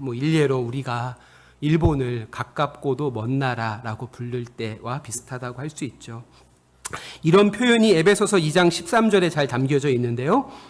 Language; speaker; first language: Korean; native; Korean